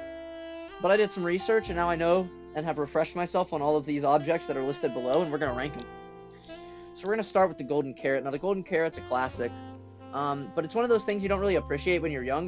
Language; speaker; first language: English; native; English